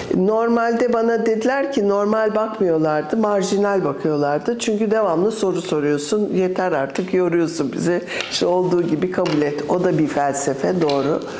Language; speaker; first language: Turkish; early bilingual, other home language; English